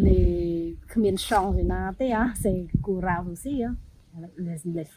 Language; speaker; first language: French; non-native, fluent; Khmer